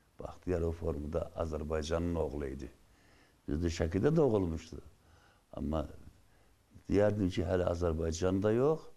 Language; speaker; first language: Azerbaijani; native; Azerbaijani